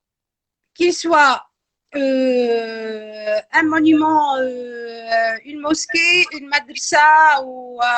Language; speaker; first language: French; non-native, local second language; Arabic